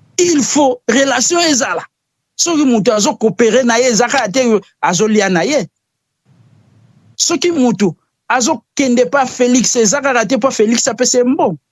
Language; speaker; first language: Lingala; non-native, local second language; Kongo